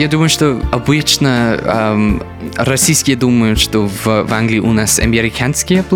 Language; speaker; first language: Russian; non-native, learner; English